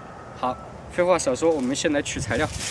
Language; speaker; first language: Chinese; native; Chinese